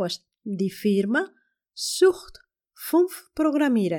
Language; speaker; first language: German; non-native, fluent; Spanish